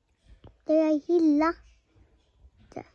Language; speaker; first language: Swedish; early bilingual, other home language; Mongolian